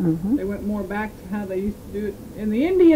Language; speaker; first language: English; native; English